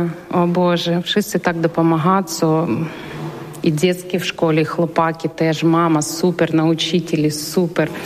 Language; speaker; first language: Polish; non-native, learner; Ukrainian